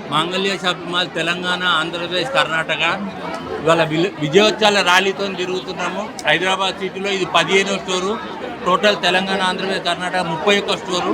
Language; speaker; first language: Telugu; native; Telugu